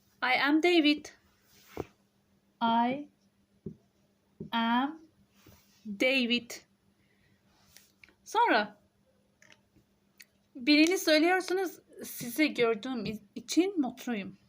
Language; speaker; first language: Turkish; non-native, fluent; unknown